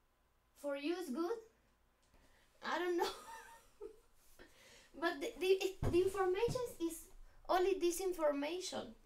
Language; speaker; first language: English; non-native, learner; Spanish